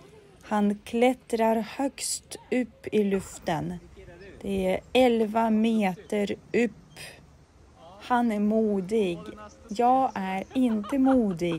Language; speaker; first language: Swedish; non-native, fluent; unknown